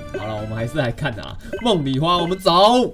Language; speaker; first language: Chinese; native; Chinese